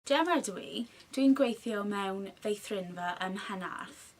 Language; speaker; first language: Welsh; non-native, learner; English